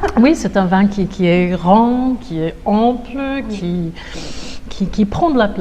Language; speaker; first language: French; native; French